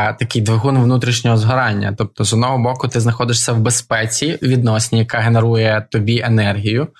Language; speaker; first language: Ukrainian; non-native, local second language; Russian